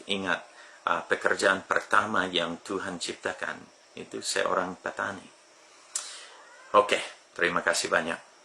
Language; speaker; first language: Indonesian; non-native, fluent; English